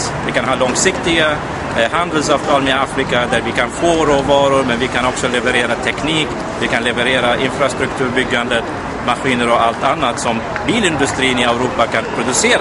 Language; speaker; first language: Swedish; non-native, fluent; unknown